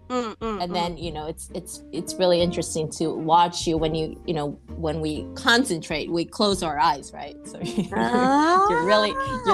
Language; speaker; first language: English; non-native, fluent; Japanese